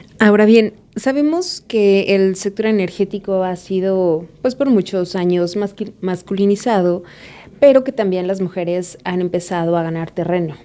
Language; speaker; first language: Spanish; native; Spanish